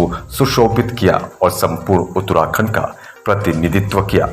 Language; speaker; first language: Hindi; native; Hindi